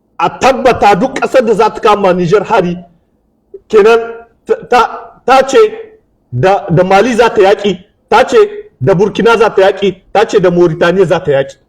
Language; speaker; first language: Hausa; native; Hausa